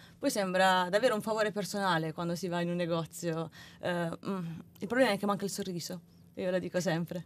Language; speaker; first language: Italian; native; Italian